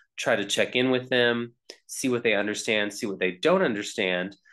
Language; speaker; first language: English; native; English